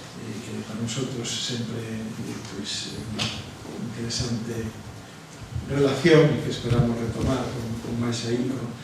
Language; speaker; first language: Galician; non-native, local second language; Spanish